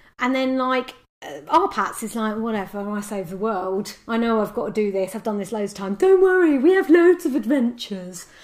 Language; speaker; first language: English; native; English